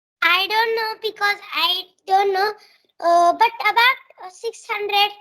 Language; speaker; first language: English; non-native, learner; Marathi